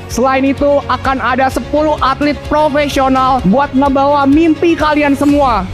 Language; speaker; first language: Indonesian; native; Indonesian